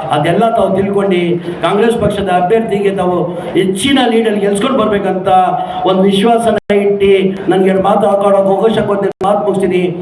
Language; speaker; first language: Kannada; non-native, local second language; Urdu